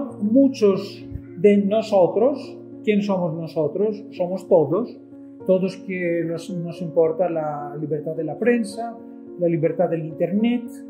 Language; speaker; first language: Spanish; non-native, fluent; Greek